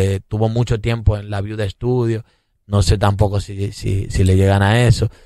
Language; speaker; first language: Spanish; native; Spanish